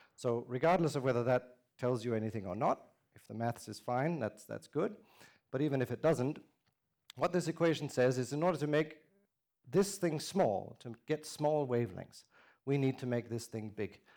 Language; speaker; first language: English; non-native, fluent; Danish